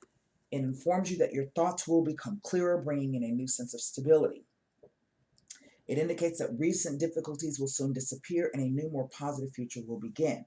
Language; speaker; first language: English; native; English